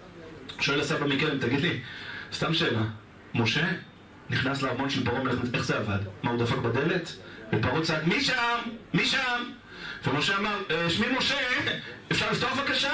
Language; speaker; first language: Hebrew; native; Hebrew